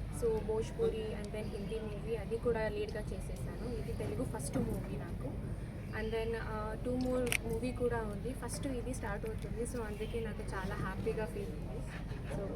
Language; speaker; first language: Telugu; non-native, learner; Hindi